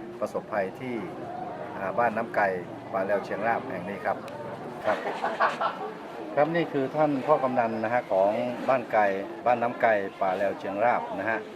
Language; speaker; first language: Thai; native; Thai